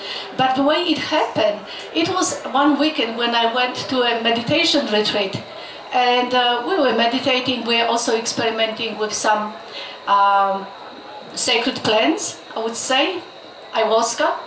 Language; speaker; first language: English; non-native, fluent; Polish